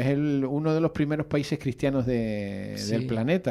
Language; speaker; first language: Spanish; native; Spanish